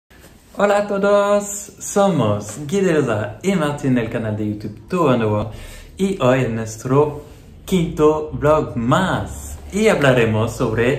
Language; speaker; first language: Spanish; non-native, learner; French